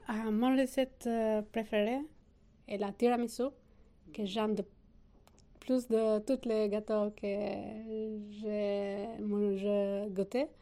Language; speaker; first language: French; non-native, learner; Albanian